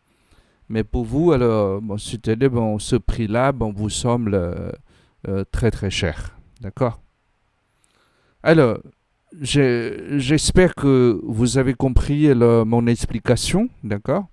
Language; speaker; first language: French; non-native, fluent; Khmer